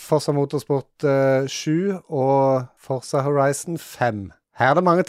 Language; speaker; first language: Norwegian; native; Norwegian